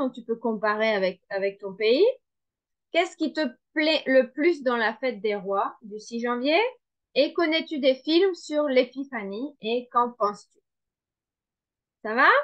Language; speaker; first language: French; non-native, fluent; Spanish